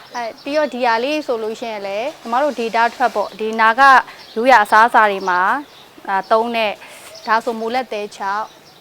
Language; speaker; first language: Burmese; non-native, local second language; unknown